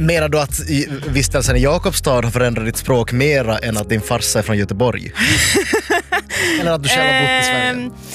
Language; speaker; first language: Swedish; native; Swedish